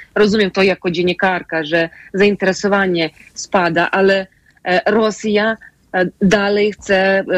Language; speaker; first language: Polish; non-native, fluent; Ukrainian